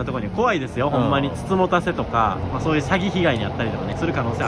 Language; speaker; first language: Japanese; native; Japanese